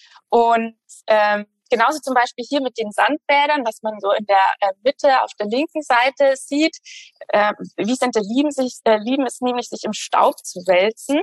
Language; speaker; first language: German; native; German